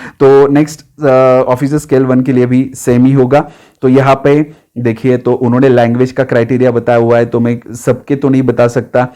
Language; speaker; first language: Hindi; non-native, local second language; Marathi